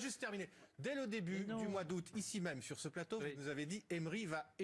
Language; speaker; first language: French; native; French